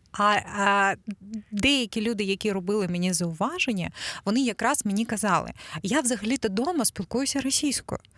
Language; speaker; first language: Ukrainian; non-native, local second language; Russian